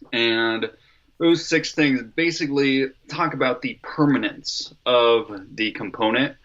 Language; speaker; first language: English; native; English